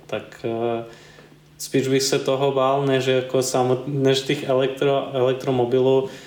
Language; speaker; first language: Czech; non-native, fluent; Serbian